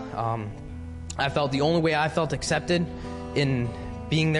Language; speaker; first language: English; native; English